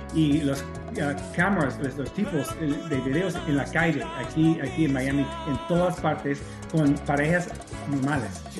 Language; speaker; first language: Spanish; non-native, fluent; English